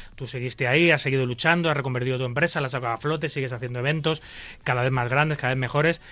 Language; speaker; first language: Spanish; native; Spanish